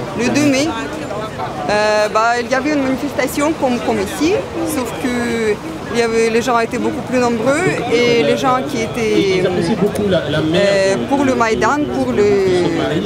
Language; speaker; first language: French; non-native, fluent; Russian